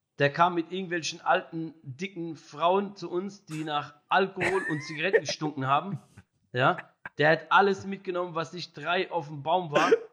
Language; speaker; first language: German; early bilingual, other home language; Arabic